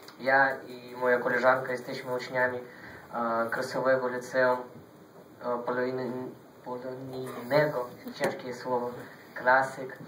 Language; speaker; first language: Polish; non-native, fluent; Russian